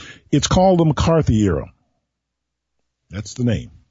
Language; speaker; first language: English; native; English